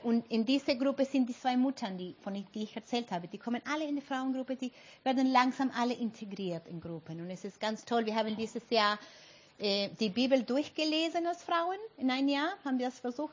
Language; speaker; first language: German; non-native, fluent; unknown